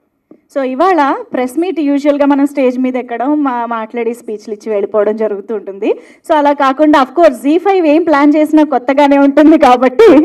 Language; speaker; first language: Telugu; native; Telugu